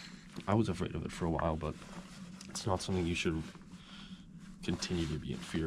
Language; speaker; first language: English; native; English